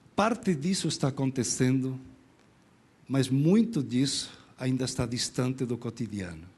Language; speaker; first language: Portuguese; non-native, fluent; Spanish